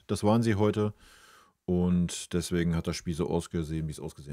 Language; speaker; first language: German; native; German